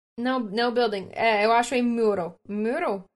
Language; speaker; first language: Portuguese; non-native, learner; English